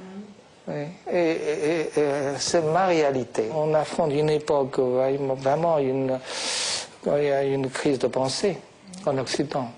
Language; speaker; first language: French; non-native, fluent; Chinese